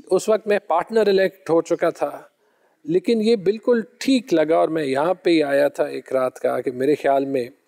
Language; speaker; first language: Urdu; non-native, local second language; Pashto